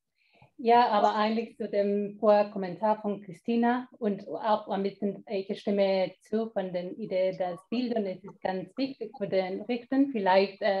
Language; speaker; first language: German; non-native, fluent; Spanish